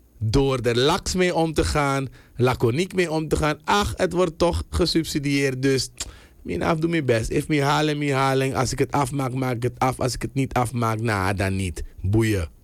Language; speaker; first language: Dutch; native; Dutch